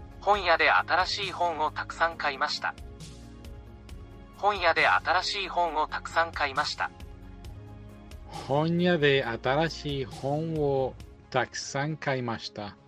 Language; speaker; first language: Japanese; non-native, learner; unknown